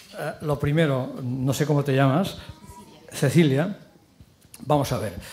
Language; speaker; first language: Spanish; non-native, local second language; Catalan